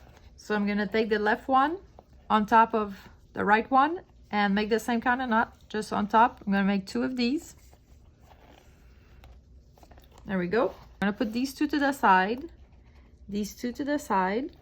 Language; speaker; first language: English; non-native, fluent; French